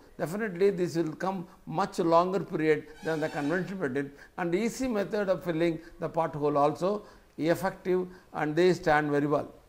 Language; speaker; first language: English; non-native, local second language; Tamil